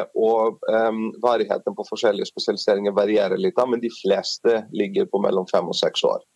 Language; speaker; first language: Norwegian; non-native, fluent; Greek